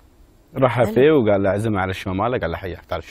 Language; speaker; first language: Arabic; native; Arabic